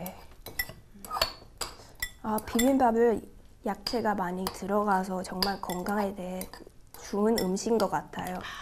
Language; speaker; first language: Korean; non-native, fluent; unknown